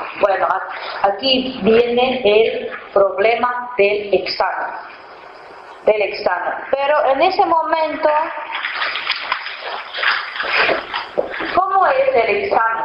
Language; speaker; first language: Spanish; non-native, fluent; Chinese